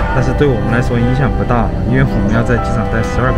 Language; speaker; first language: Chinese; native; Chinese